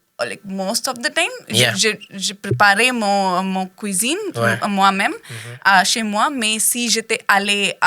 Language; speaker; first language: French; non-native, learner; Hindi